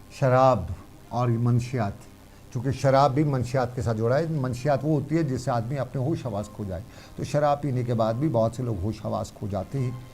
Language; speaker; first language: Urdu; non-native, local second language; Kashmiri